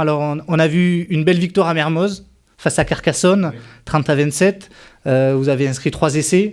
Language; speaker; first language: French; native; French